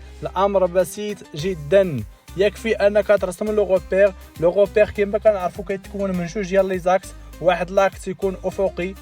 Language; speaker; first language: Arabic; native; Arabic